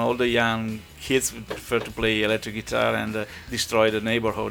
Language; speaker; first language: English; non-native, fluent; Italian